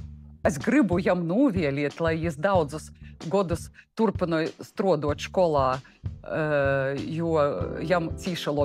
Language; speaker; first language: Latvian; non-native, local second language; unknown